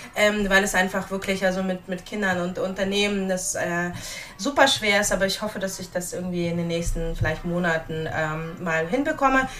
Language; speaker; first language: German; early bilingual, other home language; Russian